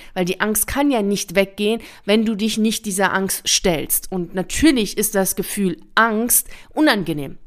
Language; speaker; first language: German; early bilingual, other home language; Persian